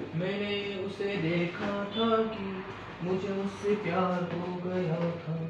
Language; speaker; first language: Hindi; non-native, local second language; Marathi